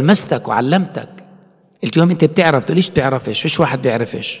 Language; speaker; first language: Arabic; native; Arabic